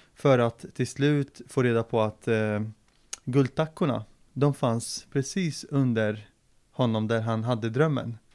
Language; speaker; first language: Swedish; early bilingual, other home language; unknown